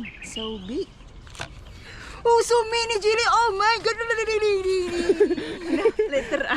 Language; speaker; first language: English; non-native, learner; Indonesian